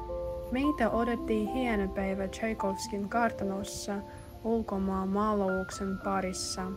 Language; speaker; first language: Finnish; non-native, learner; Russian